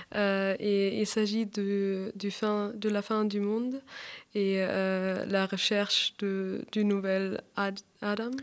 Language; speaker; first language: French; non-native, learner; German